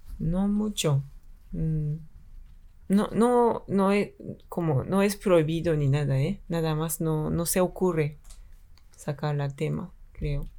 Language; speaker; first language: Spanish; non-native, fluent; Japanese